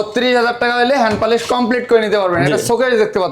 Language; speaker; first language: Bangla; native; Bangla